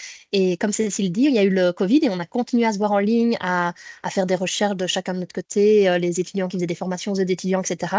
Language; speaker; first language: French; native; French